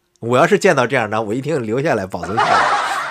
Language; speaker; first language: Chinese; native; Chinese